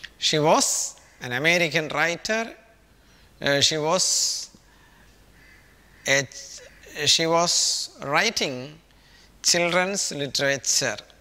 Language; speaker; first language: English; non-native, local second language; Malayalam